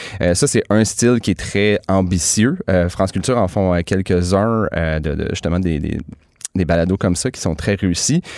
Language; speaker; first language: French; native; French